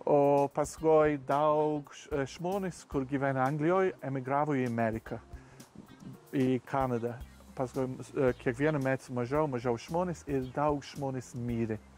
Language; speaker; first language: Lithuanian; non-native, learner; English